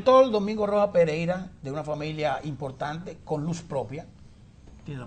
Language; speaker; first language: Spanish; native; Spanish